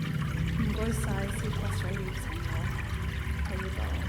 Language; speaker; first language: Cantonese; early bilingual, heritage; Cantonese